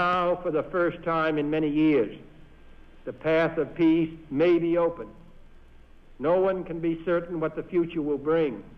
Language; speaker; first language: English; native; English